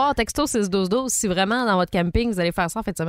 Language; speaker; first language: French; native; French